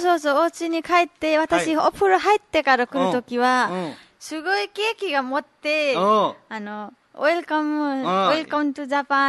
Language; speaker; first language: Japanese; non-native, learner; Nepali